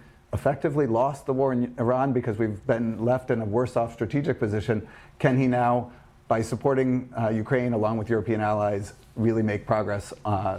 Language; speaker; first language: English; native; English